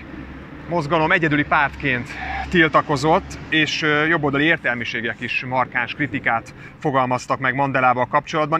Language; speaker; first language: Hungarian; native; Hungarian